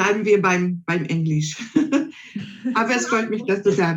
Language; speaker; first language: German; non-native, fluent; Hungarian